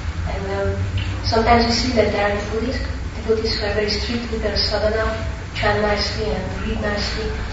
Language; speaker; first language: English; non-native, fluent; Hungarian